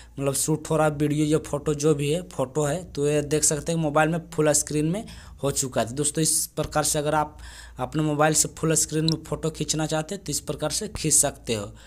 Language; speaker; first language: Hindi; native; Hindi